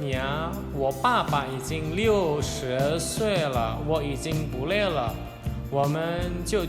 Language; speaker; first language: Chinese; non-native, fluent; Indonesian